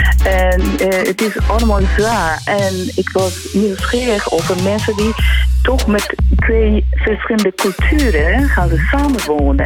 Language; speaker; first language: Dutch; non-native, fluent; Persian